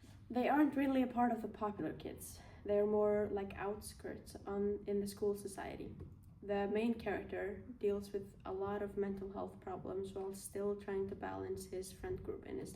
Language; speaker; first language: English; non-native, learner; Icelandic